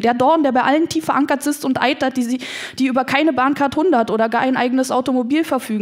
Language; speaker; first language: German; native; German